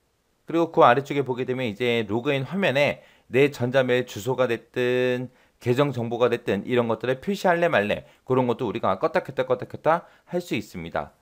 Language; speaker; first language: Korean; native; Korean